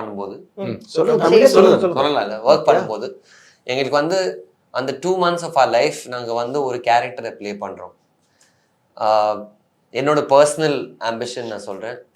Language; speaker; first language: Tamil; non-native, fluent; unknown